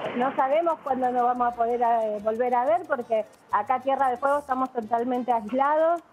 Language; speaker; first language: Spanish; native; Spanish